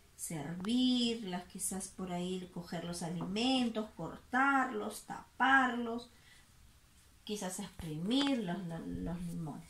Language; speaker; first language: Spanish; native; Spanish